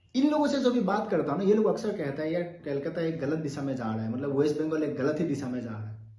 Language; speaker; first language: Hindi; non-native, local second language; Assamese